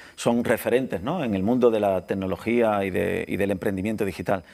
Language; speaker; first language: Spanish; native; Spanish